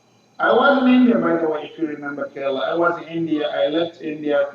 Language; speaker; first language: English; non-native, fluent; Arabic